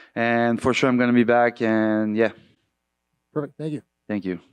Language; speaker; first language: English; native; English